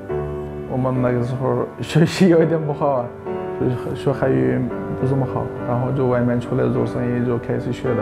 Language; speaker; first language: Chinese; non-native, local second language; Uyghur